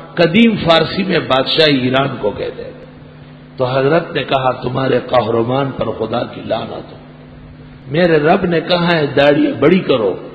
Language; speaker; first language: Urdu; non-native, local second language; Pashto